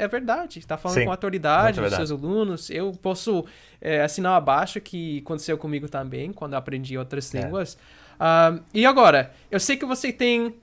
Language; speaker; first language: Portuguese; non-native, fluent; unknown